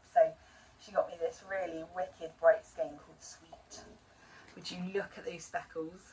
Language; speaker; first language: English; native; English